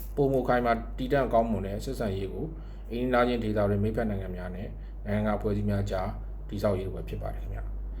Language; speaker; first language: Burmese; non-native, local second language; Hakha Chin